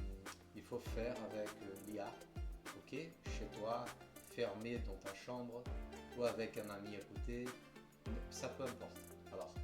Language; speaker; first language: French; non-native, fluent; Portuguese